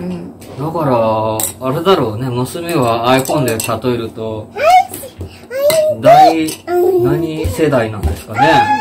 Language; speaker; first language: Japanese; native; Japanese